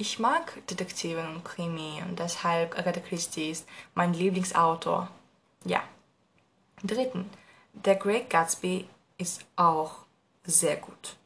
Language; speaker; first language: German; non-native, learner; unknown